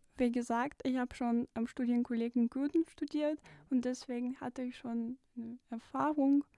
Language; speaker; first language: German; non-native, fluent; Russian